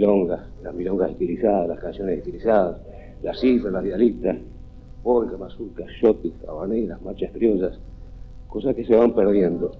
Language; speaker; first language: Spanish; native; Spanish